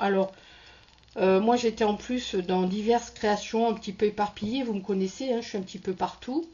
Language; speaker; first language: French; native; French